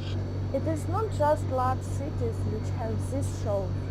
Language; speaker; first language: English; non-native, learner; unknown